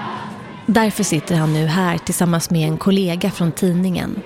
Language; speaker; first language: Swedish; native; Swedish